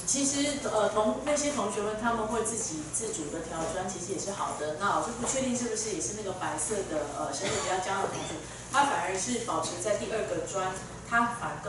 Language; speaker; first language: Chinese; native; Chinese